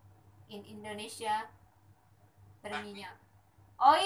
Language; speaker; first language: English; non-native, learner; Indonesian